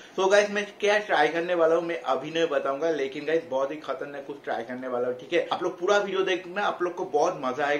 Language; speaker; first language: Hindi; native; Hindi